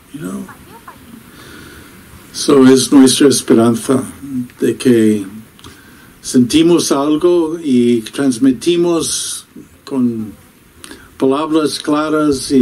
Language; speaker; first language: Spanish; non-native, fluent; English